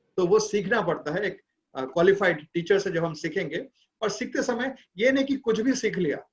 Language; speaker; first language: Hindi; non-native, local second language; Bangla